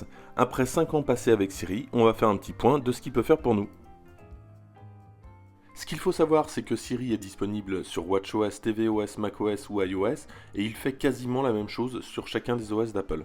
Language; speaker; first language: French; native; French